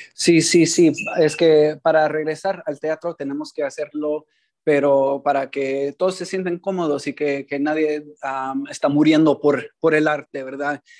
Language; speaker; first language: Spanish; early bilingual, heritage; Spanish